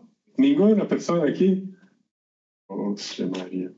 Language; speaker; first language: Spanish; non-native, learner; Portuguese